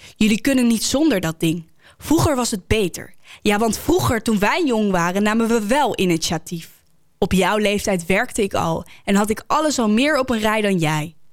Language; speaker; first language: Dutch; native; Dutch